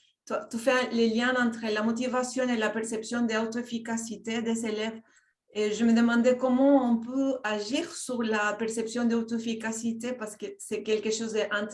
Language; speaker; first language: French; non-native, fluent; Spanish